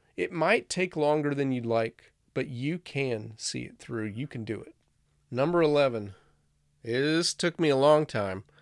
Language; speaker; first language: English; native; English